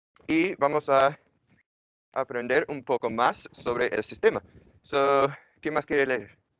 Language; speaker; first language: Spanish; non-native, fluent; English